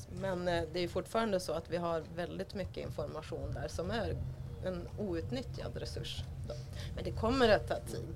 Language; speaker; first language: Swedish; native; Swedish